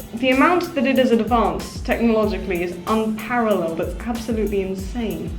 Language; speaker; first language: English; native; English